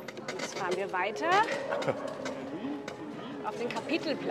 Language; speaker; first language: German; native; German